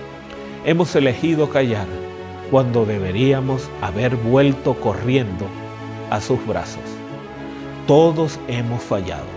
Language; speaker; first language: Spanish; native; Spanish